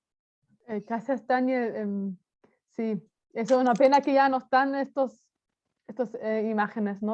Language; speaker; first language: Spanish; non-native, fluent; German